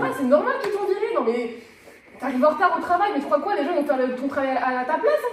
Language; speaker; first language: French; native; French